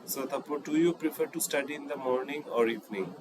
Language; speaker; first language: English; non-native, fluent; Bangla